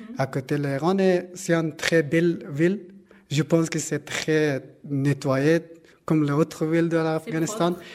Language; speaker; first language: French; non-native, learner; Persian